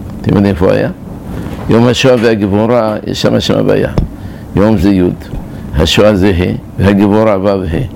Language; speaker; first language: Hebrew; early bilingual, other home language; Arabic